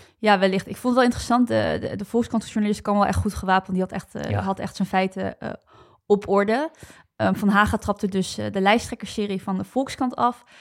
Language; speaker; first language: Dutch; native; Dutch